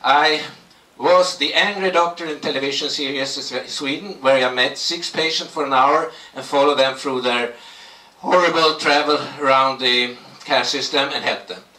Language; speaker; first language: English; non-native, fluent; Swedish